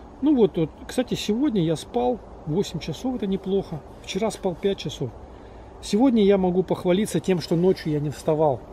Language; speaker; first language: Russian; native; Russian